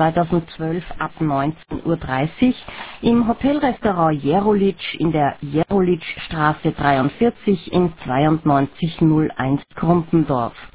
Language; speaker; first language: German; native; German